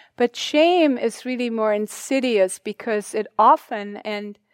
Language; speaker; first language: English; non-native, fluent; German